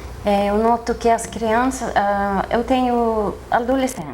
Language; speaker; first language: Portuguese; non-native, fluent; Swedish